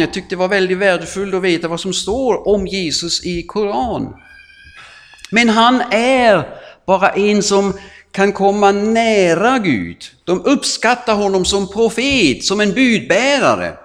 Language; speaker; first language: Swedish; non-native, fluent; German